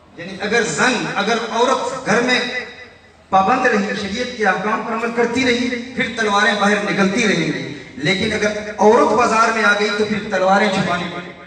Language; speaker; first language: Urdu; early bilingual, heritage; Urdu